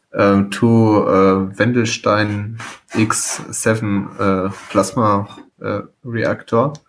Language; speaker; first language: English; non-native, fluent; German